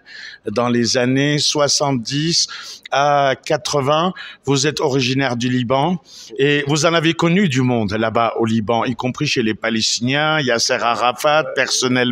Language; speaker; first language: French; native; French